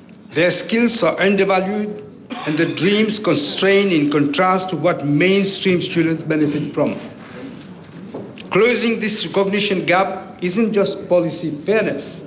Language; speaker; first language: English; non-native, local second language; Morisyen